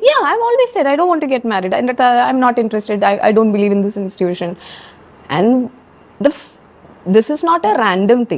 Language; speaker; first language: English; non-native, local second language; Malayalam